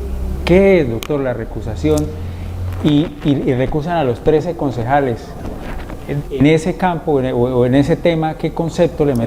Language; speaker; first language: Spanish; native; Spanish